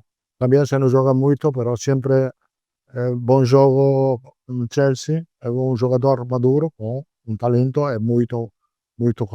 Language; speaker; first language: Portuguese; non-native, learner; Italian